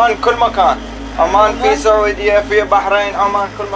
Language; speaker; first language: Arabic; non-native, learner; Urdu